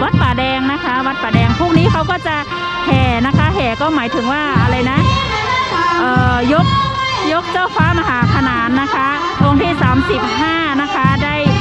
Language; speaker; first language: Thai; non-native, fluent; Khün